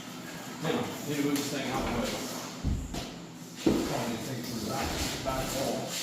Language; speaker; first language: English; native; English